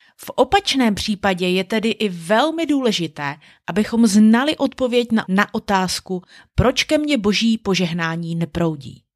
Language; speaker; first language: Czech; native; Czech